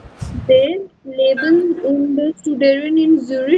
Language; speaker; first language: German; non-native, learner; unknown